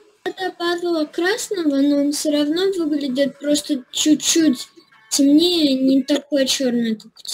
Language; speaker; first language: Russian; early bilingual, heritage; Russian